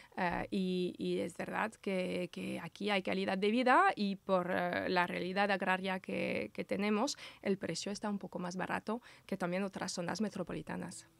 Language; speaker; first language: Spanish; non-native, fluent; French